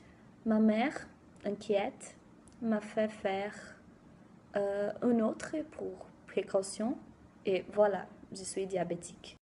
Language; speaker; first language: French; non-native, learner; Portuguese